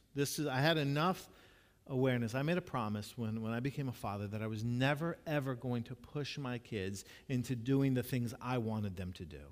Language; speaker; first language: English; native; English